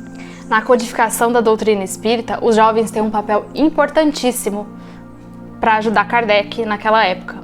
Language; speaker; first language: Portuguese; native; Portuguese